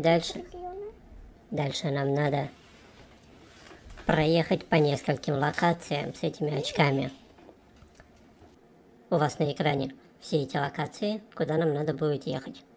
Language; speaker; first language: Russian; native; Russian